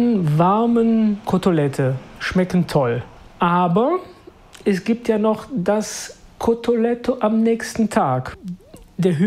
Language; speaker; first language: German; native; German